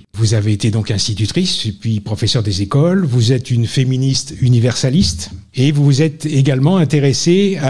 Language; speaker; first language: French; native; French